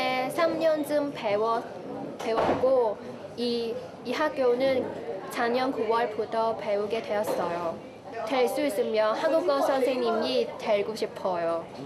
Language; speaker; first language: Korean; non-native, learner; Cantonese